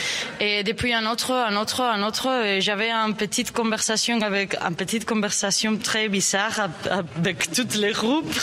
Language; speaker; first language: French; non-native, learner; Spanish